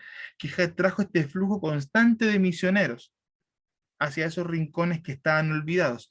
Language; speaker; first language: Spanish; native; Spanish